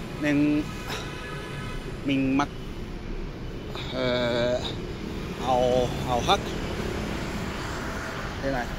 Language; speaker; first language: Vietnamese; non-native, learner; Japanese